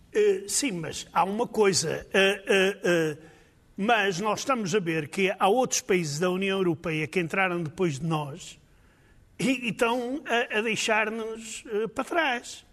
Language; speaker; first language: Portuguese; native; Portuguese